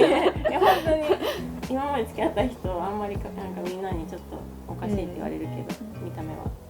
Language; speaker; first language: Japanese; native; Japanese